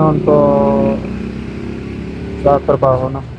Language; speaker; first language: Filipino; non-native, learner; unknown